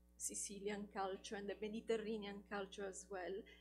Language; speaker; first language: English; non-native, fluent; Italian